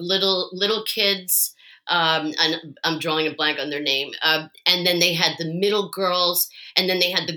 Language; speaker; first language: English; native; English